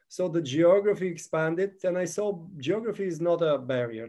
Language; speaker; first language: English; non-native, fluent; Bulgarian